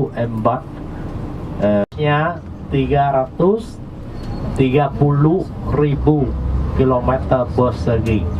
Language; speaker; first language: Indonesian; non-native, learner; Vietnamese